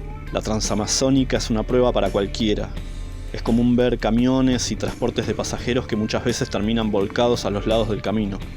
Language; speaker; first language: Spanish; native; Spanish